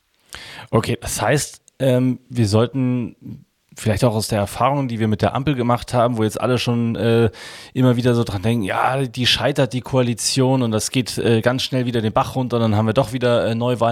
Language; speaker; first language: German; native; German